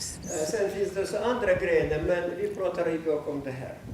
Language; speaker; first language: Swedish; non-native, fluent; Russian